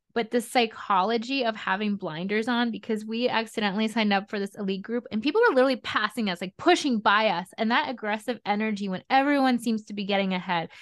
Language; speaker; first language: English; early bilingual, other home language; Russian